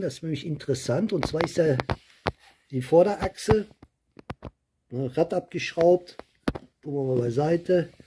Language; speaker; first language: German; native; German